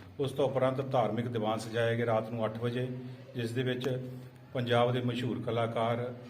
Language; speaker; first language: Punjabi; native; Punjabi